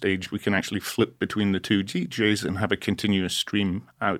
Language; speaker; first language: English; native; English